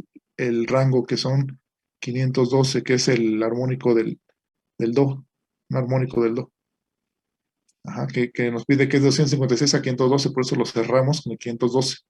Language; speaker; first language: Spanish; native; Spanish